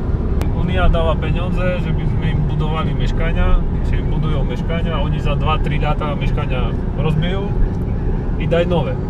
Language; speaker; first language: Polish; non-native, learner; Slovak